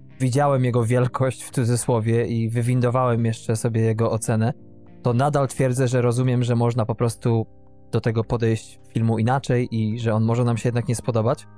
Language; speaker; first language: Polish; native; Polish